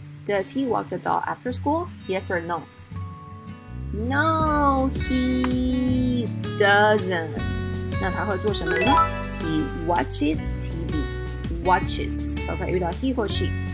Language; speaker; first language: English; non-native, fluent; Chinese